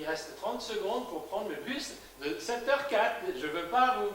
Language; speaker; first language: French; native; French